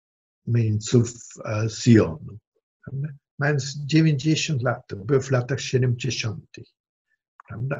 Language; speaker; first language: Polish; non-native, fluent; German